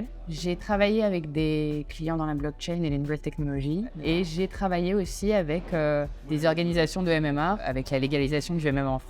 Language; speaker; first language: French; native; French